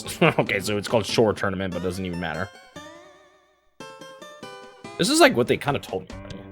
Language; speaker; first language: English; native; English